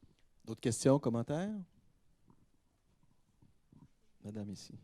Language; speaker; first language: French; native; French